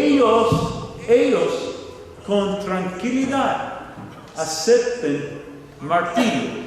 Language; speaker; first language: Spanish; non-native, fluent; English